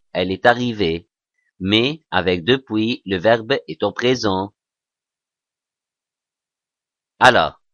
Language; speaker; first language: French; non-native, fluent; Arabic